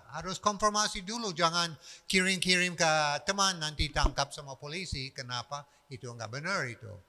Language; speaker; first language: Indonesian; non-native, fluent; English